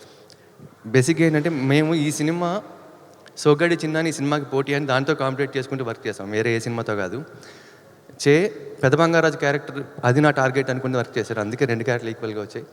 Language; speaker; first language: Telugu; native; Telugu